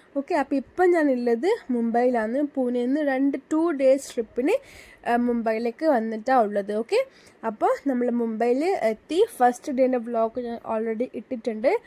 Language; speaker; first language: Malayalam; early bilingual, heritage; Malayalam